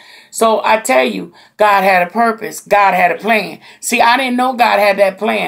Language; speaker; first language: English; native; English